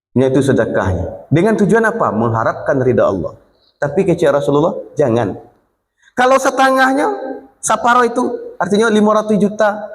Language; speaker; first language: Malay; non-native, local second language; Minangkabau